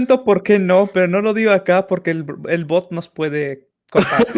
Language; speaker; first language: Spanish; native; Spanish